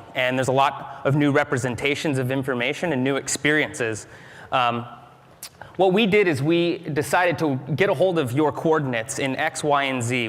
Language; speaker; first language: English; native; English